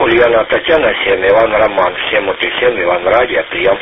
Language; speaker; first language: Russian; native; Russian